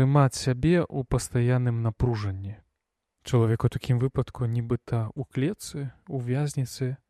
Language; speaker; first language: Belarusian; non-native, local second language; Russian